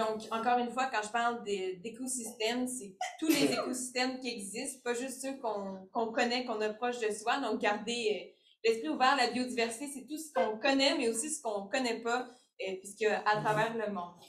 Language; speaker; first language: French; native; French